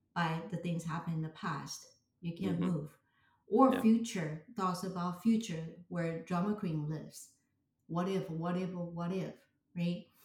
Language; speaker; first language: English; non-native, fluent; Chinese